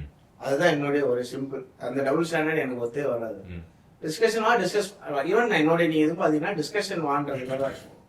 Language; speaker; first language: Tamil; native; Tamil